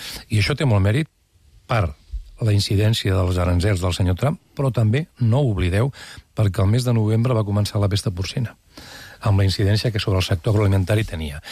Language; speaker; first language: Catalan; native; Catalan